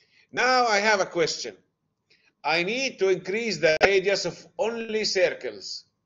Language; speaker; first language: English; non-native, fluent; Arabic